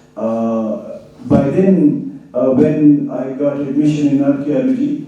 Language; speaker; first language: English; non-native, local second language; Urdu